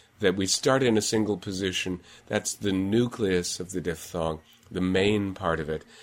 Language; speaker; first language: English; native; English